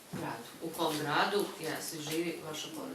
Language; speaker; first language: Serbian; non-native, fluent; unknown